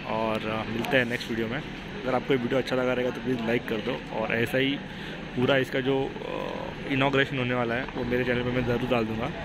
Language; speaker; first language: Hindi; non-native, local second language; Marathi